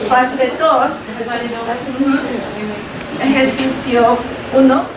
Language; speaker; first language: Spanish; non-native, learner; Chinese